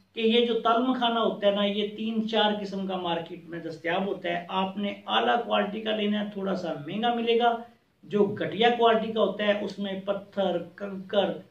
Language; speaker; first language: Urdu; non-native, local second language; Punjabi